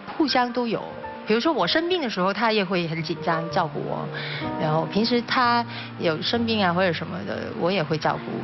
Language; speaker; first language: Chinese; non-native, local second language; Cantonese